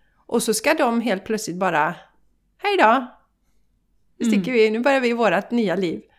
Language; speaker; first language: Swedish; native; Swedish